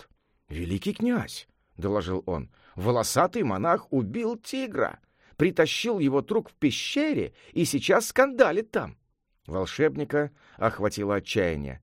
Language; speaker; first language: Russian; native; Russian